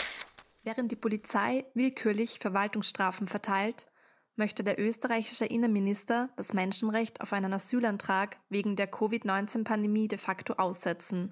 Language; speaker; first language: German; native; German